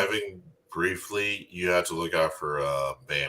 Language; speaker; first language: English; native; English